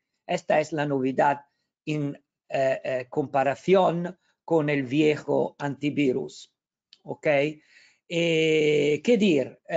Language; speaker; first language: Spanish; non-native, learner; Italian